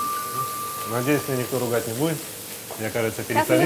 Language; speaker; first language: Russian; native; Russian